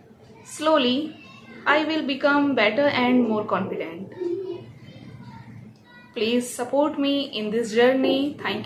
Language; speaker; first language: English; non-native, learner; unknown